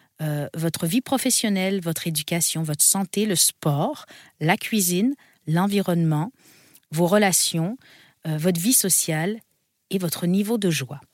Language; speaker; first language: French; native; French